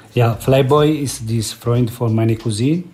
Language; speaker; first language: German; non-native, learner; Italian